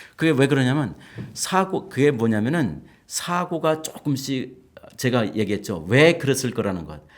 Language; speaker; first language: Korean; native; Korean